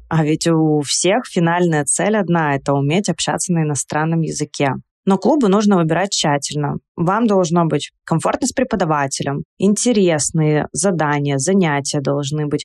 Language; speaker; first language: Russian; native; Russian